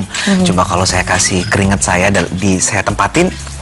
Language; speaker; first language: Indonesian; native; Indonesian